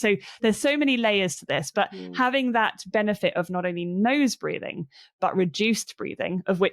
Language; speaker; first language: English; native; English